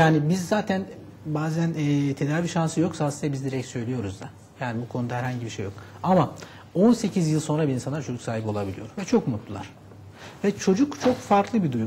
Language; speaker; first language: Turkish; native; Turkish